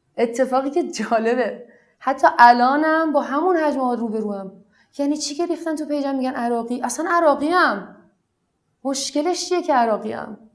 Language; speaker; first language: Persian; non-native, local second language; Arabic